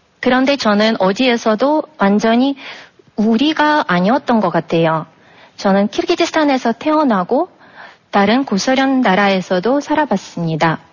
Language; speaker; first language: Korean; non-native, fluent; Russian